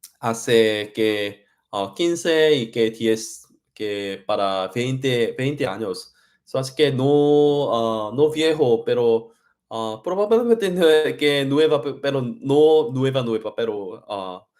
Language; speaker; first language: Spanish; non-native, learner; Korean